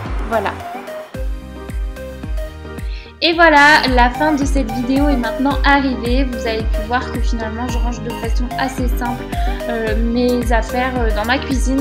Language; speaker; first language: French; native; French